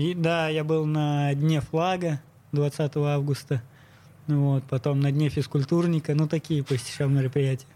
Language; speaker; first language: Russian; native; Russian